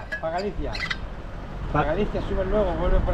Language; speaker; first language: Spanish; native; Spanish